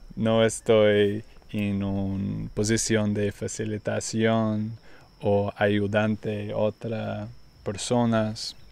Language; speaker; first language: Spanish; non-native, learner; English